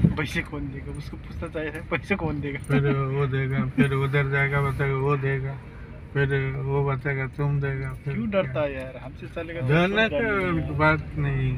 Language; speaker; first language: Hindi; non-native, learner; Nepali